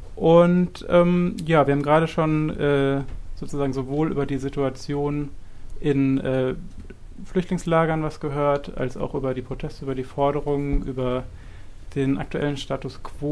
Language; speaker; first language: German; native; German